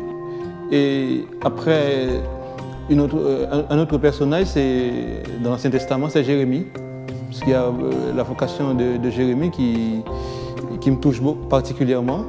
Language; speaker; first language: French; non-native, local second language; Haitian Creole